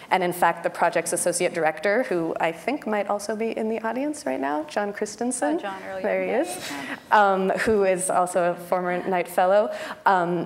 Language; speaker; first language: English; native; English